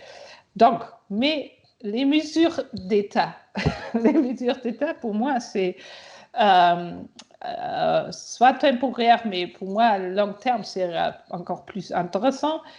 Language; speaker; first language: French; non-native, fluent; German